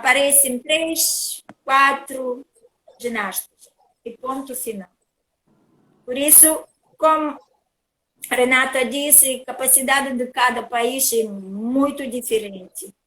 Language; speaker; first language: Portuguese; non-native, learner; Russian